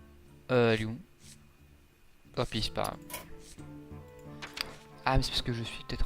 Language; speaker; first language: French; native; French